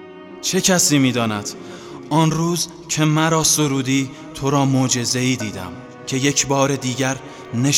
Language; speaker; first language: Persian; native; Persian